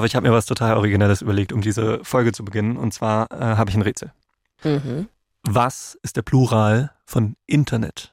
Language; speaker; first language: German; native; German